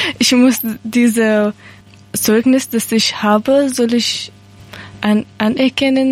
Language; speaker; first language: German; non-native, learner; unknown